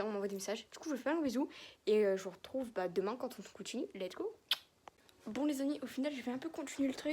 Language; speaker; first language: French; native; French